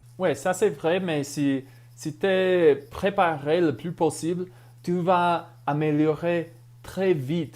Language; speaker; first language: French; non-native, fluent; English